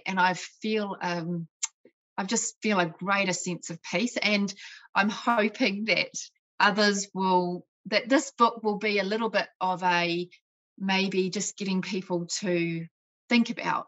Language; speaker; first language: English; native; English